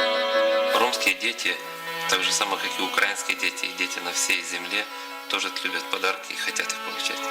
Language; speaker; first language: Russian; native; Russian